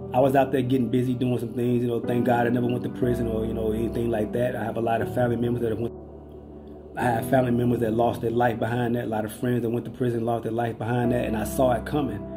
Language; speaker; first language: English; native; English